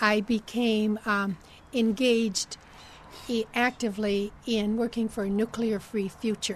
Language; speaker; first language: English; native; English